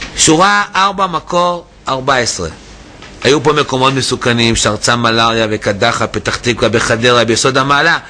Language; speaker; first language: Hebrew; native; Hebrew